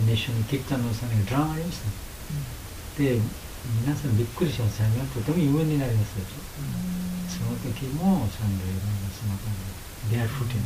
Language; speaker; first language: Japanese; non-native, learner; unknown